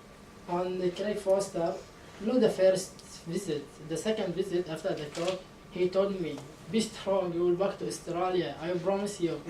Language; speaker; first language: English; non-native, learner; Arabic